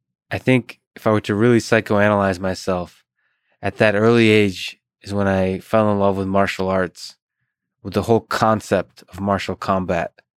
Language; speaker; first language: English; early bilingual, other home language; Russian